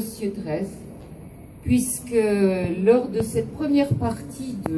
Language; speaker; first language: French; native; French